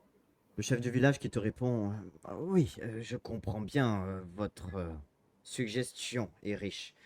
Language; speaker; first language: French; native; French